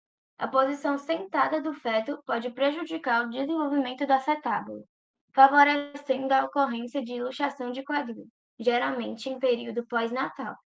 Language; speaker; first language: Portuguese; native; Portuguese